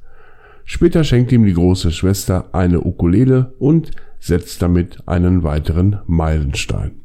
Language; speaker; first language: German; native; German